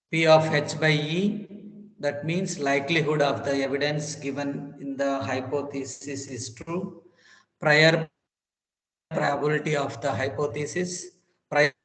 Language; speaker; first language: English; non-native, local second language; Telugu